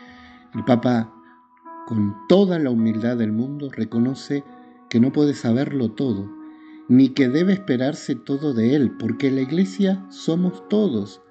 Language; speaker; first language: Spanish; native; Spanish